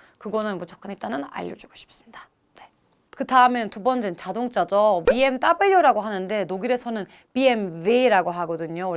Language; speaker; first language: Korean; non-native, fluent; German